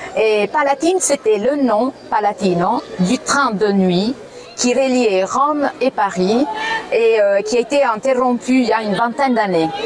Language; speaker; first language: French; non-native, fluent; Italian